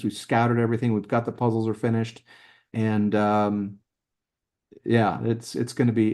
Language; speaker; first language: English; native; English